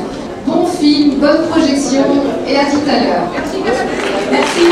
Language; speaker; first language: French; native; French